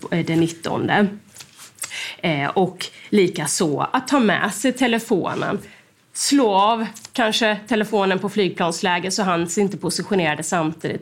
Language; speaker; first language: Swedish; native; Swedish